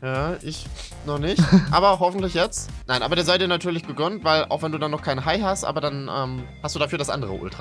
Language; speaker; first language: German; native; German